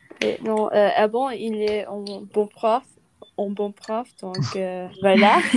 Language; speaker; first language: French; non-native, learner; English